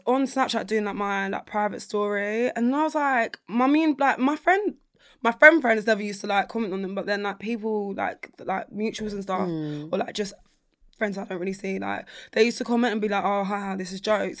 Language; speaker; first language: English; native; English